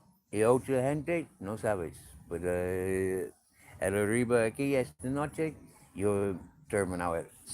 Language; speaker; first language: Spanish; non-native, learner; English